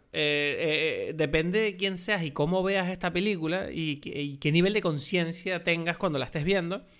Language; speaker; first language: Spanish; native; Spanish